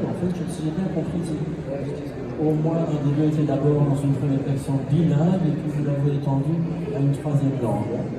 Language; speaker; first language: French; native; French